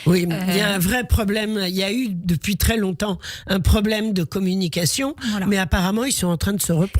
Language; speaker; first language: French; native; French